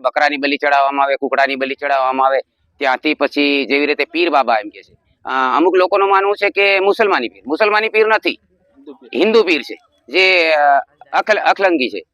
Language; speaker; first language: Gujarati; non-native, local second language; Bhili